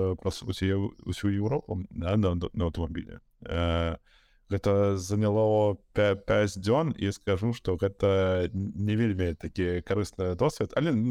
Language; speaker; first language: Belarusian; native; Belarusian